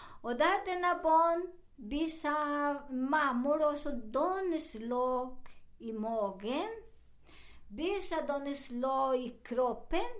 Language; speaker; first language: Swedish; non-native, fluent; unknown